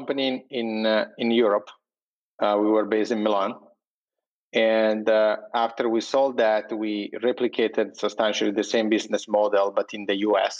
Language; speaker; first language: English; non-native, fluent; Italian